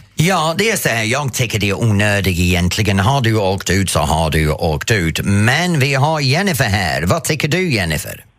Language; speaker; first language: Swedish; non-native, fluent; English